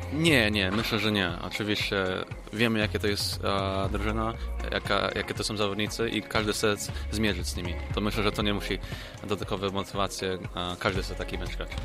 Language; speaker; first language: Polish; early bilingual, heritage; Polish